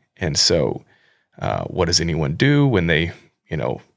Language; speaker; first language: English; native; English